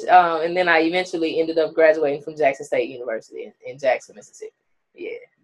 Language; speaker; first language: English; native; English